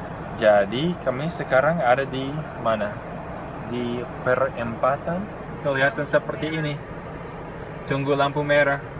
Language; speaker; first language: Indonesian; non-native, fluent; English